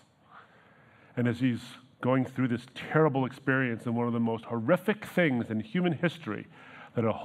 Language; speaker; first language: English; native; English